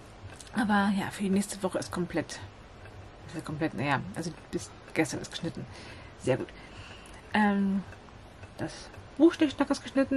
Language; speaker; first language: German; native; German